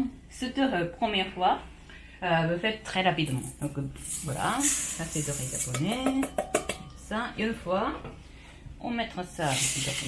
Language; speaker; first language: French; non-native, learner; Japanese